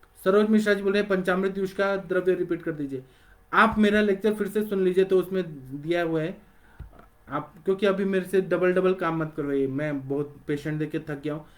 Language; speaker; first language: Hindi; non-native, local second language; Marathi